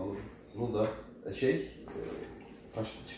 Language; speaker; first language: Russian; native; Russian